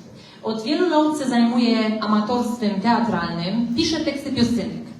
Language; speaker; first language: Polish; native; Polish